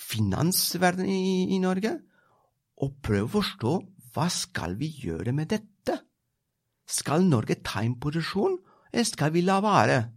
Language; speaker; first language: Norwegian; non-native, fluent; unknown